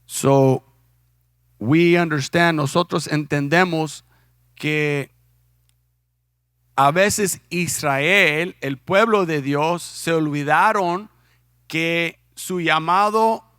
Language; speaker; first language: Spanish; non-native, fluent; English